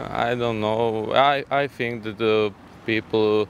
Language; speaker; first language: English; non-native, learner; Slovak